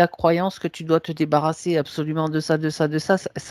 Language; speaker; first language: French; native; French